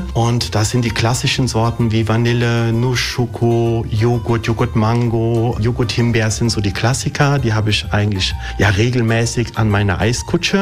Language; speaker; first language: German; early bilingual, other home language; Italian